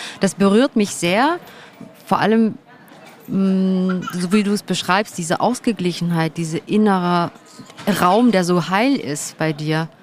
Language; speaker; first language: German; early bilingual, other home language; Turkish